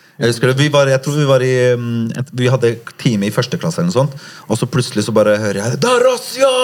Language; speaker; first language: Norwegian; early bilingual, other home language; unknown